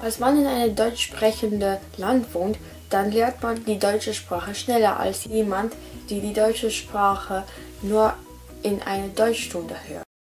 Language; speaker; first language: German; non-native, learner; Polish